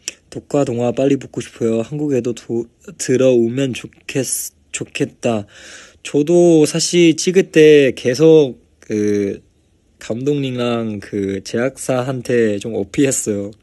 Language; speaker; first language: Korean; non-native, fluent; Chinese